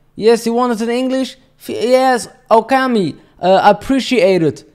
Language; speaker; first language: English; non-native, learner; German